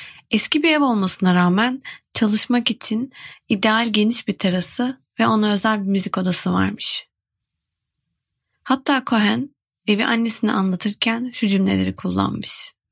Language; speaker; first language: Turkish; native; Turkish